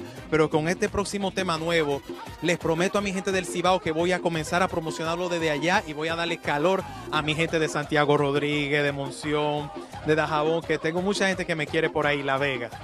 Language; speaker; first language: Spanish; native; Spanish